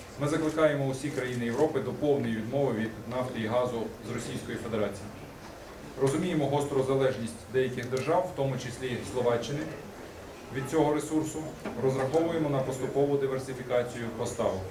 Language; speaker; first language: Ukrainian; native; Ukrainian